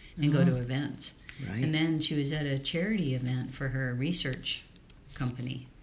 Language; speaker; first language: English; early bilingual, other home language; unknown